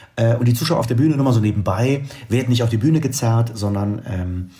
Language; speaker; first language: German; native; German